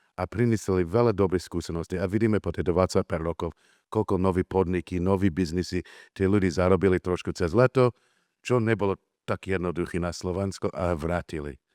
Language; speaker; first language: Slovak; non-native, learner; English